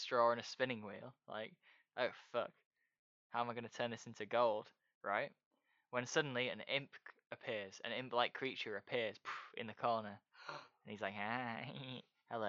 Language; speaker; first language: English; native; English